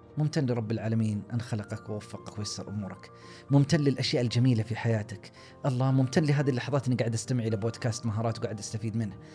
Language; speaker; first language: Arabic; native; Arabic